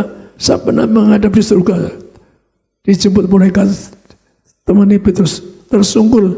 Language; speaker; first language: Indonesian; native; Indonesian